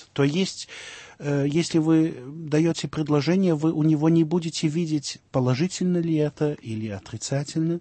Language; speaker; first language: Russian; early bilingual, heritage; Russian